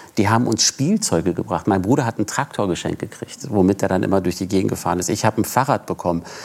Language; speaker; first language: German; early bilingual, other home language; Persian